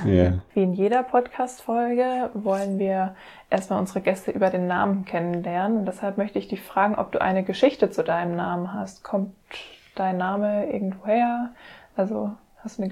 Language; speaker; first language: German; native; German